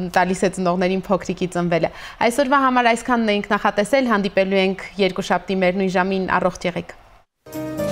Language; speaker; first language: Armenian; native; Armenian